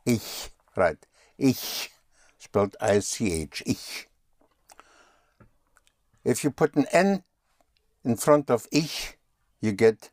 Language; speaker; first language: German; non-native, fluent; English